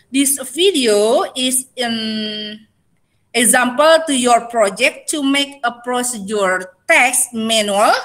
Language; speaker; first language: English; non-native, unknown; Indonesian